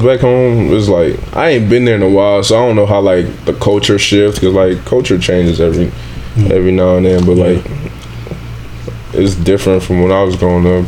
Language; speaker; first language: English; non-native, local second language; Esan